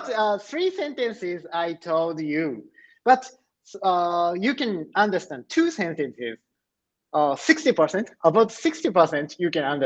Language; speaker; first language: English; non-native, learner; Japanese